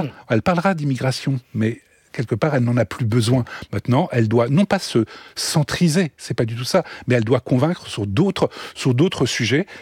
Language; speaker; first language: French; native; French